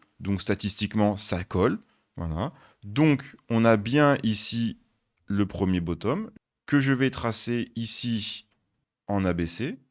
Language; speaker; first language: French; native; French